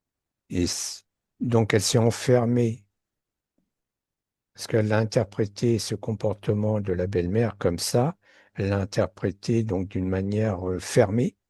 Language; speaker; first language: French; native; French